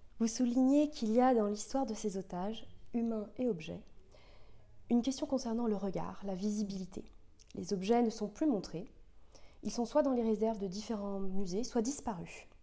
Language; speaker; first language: French; native; French